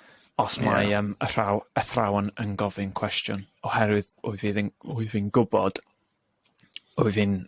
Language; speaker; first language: Welsh; non-native, local second language; English